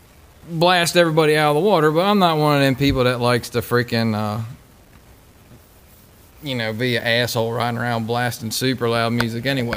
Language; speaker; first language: English; native; English